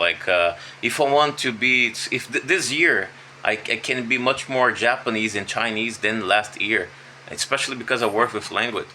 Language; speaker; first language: English; non-native, fluent; Portuguese